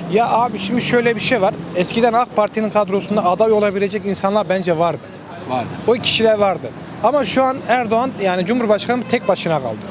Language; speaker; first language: Turkish; native; Turkish